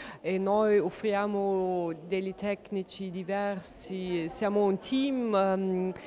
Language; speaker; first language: Italian; non-native, learner; German